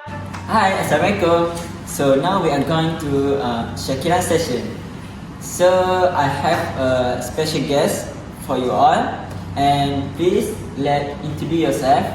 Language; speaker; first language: English; non-native, local second language; Malay